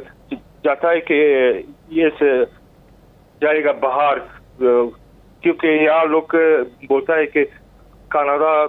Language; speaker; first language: Hindi; non-native, learner; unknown